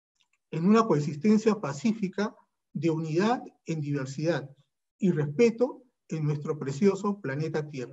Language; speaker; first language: Spanish; native; Spanish